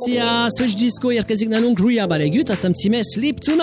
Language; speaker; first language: Hungarian; native; Hungarian